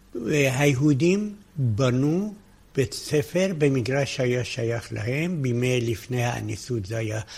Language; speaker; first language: Hebrew; non-native, fluent; Persian